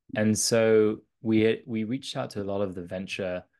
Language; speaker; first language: English; native; English